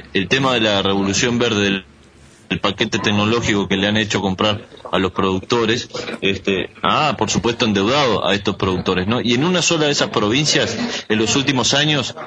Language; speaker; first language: Spanish; native; Spanish